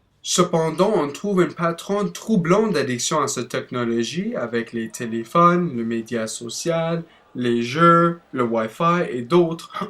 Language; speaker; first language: French; non-native, learner; English